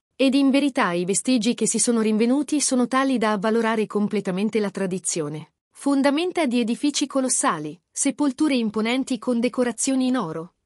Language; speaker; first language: Italian; native; Italian